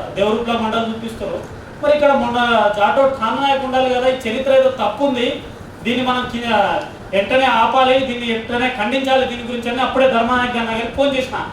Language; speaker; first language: Telugu; non-native, local second language; Lambadi